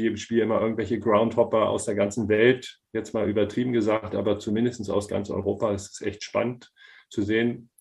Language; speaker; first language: German; native; German